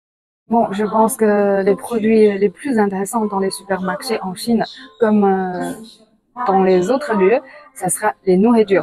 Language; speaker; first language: French; non-native, fluent; Chinese